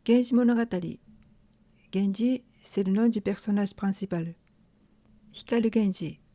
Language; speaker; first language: French; non-native, fluent; Japanese